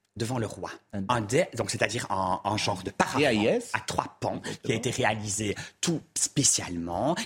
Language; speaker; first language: French; native; French